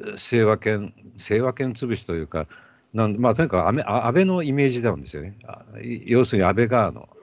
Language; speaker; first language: Japanese; native; Japanese